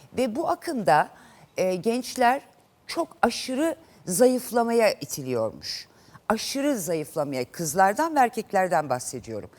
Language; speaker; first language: Turkish; native; Turkish